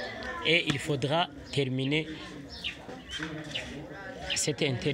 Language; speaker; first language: French; non-native, local second language; Rundi